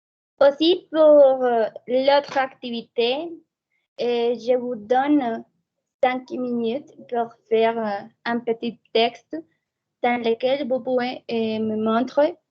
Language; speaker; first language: French; non-native, fluent; Spanish